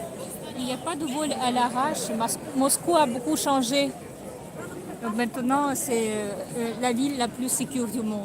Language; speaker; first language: French; non-native, fluent; Russian